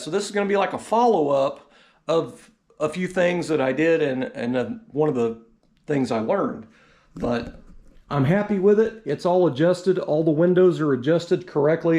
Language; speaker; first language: English; native; English